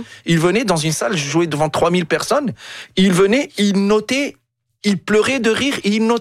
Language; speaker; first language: French; non-native, local second language; Arabic